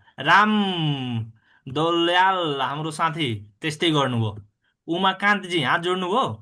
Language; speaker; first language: Nepali; non-native, local second language; Bhojpuri